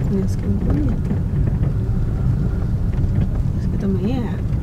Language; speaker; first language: Portuguese; native; Portuguese